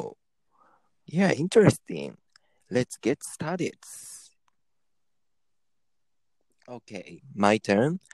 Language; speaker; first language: English; non-native, learner; Japanese